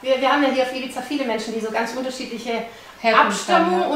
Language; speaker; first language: German; native; German